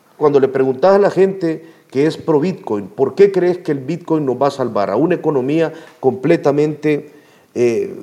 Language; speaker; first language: Spanish; native; Spanish